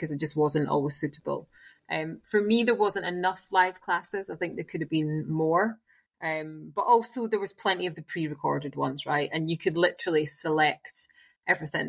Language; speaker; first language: English; native; English